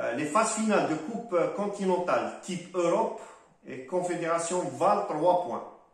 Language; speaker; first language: French; non-native, local second language; Arabic